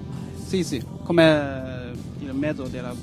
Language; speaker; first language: Italian; non-native, learner; Chinese